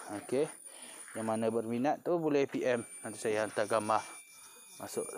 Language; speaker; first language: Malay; non-native, local second language; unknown